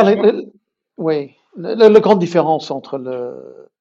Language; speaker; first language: French; non-native, fluent; English